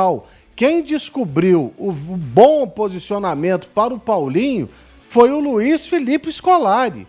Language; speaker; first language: Portuguese; native; Portuguese